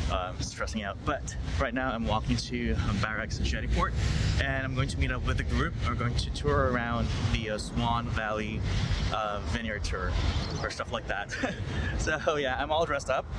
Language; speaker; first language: English; non-native, local second language; Cebuano